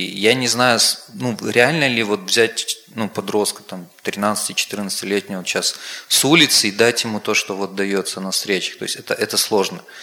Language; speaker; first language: Russian; native; Russian